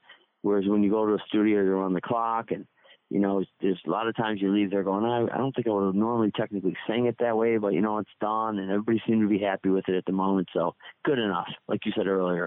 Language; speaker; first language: English; native; English